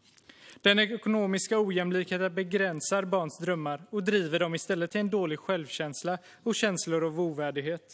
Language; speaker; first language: Swedish; native; Swedish